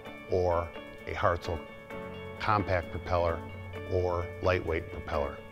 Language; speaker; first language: English; native; English